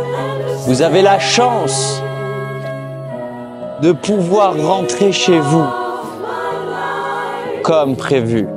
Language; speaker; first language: French; native; French